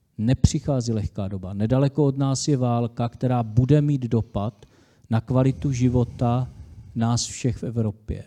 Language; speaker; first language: Czech; native; Czech